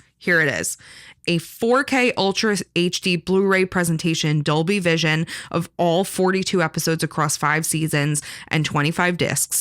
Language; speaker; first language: English; native; English